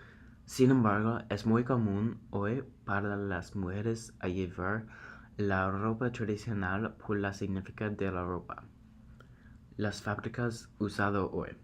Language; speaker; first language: Spanish; non-native, learner; English